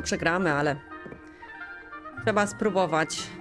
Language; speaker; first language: Polish; native; Polish